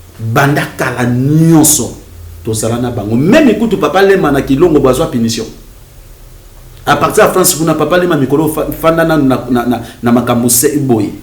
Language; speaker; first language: Lingala; non-native, local second language; Kongo